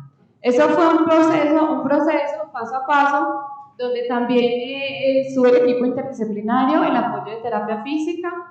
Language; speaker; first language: Spanish; native; Spanish